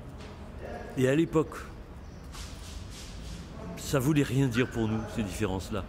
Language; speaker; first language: French; native; French